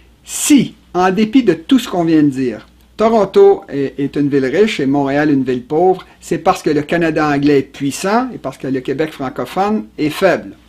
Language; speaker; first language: French; native; French